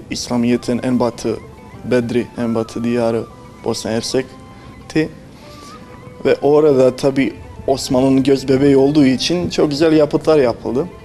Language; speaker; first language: Turkish; non-native, fluent; Bosnian